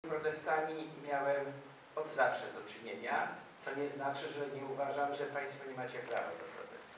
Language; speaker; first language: Polish; native; Polish